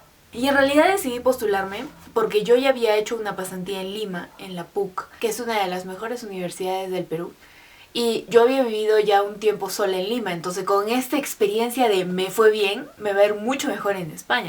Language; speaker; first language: Spanish; native; Spanish